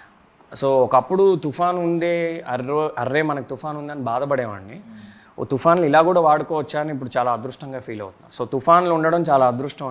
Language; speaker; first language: Telugu; native; Telugu